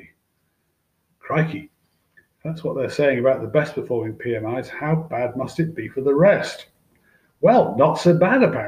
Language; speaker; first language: English; native; English